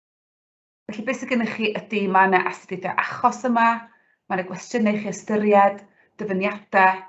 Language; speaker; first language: Welsh; native; Welsh